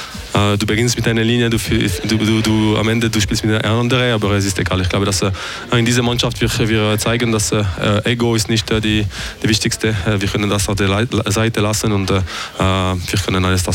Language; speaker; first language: German; non-native, fluent; French